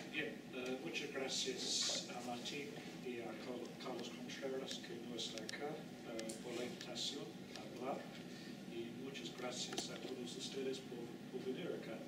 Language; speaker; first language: Spanish; non-native, fluent; English